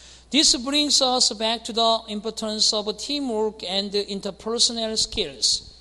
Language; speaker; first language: English; non-native, fluent; Korean